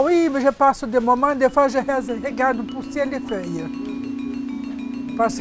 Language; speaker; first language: French; non-native, fluent; Portuguese